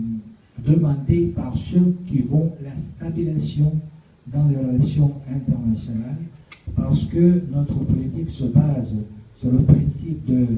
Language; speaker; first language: French; non-native, fluent; Russian